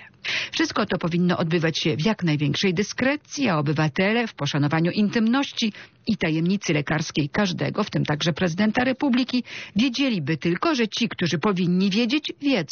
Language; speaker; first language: Polish; native; Polish